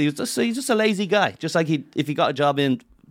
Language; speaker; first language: English; native; English